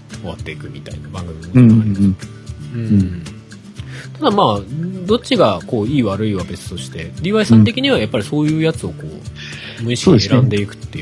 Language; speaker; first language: Japanese; native; Japanese